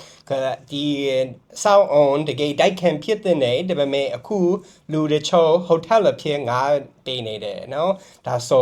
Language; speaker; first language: Burmese; non-native, fluent; English